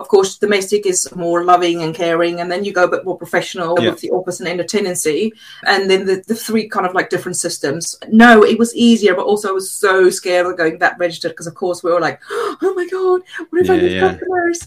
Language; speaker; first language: English; non-native, local second language; Afrikaans